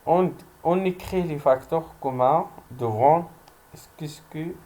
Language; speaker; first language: French; non-native, local second language; Arabic